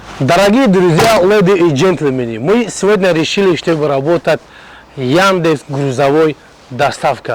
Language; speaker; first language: Russian; non-native, fluent; Tajik